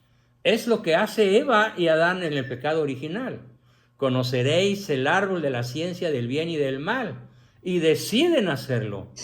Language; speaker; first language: Spanish; native; Spanish